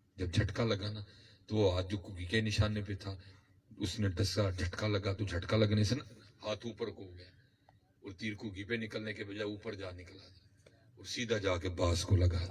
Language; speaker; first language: Urdu; non-native, local second language; Punjabi